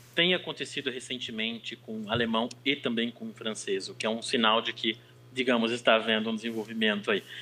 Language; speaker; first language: Portuguese; native; Portuguese